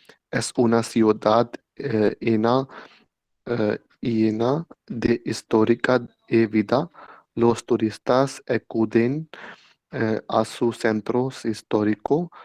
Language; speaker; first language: Spanish; non-native, learner; Hindi